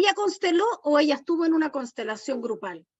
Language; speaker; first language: Spanish; native; Spanish